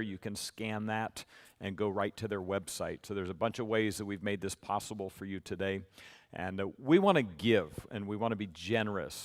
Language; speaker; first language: English; native; English